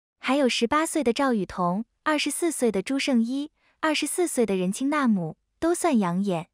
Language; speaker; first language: Chinese; native; Chinese